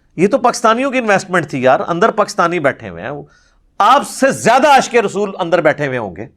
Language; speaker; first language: Urdu; non-native, local second language; Punjabi